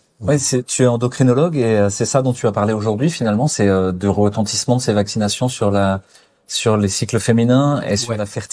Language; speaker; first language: French; native; French